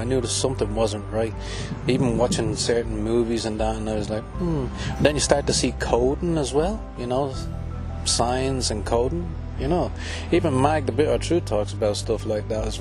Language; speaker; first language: English; native; English